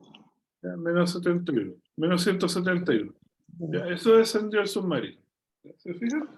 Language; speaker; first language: Spanish; native; Spanish